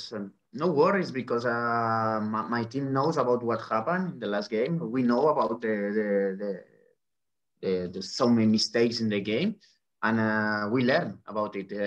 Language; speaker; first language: English; non-native, fluent; Spanish